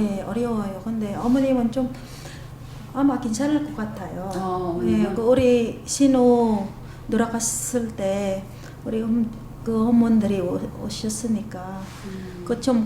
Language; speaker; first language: Korean; non-native, learner; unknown